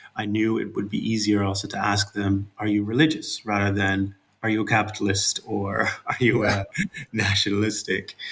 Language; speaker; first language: English; non-native, fluent; Dutch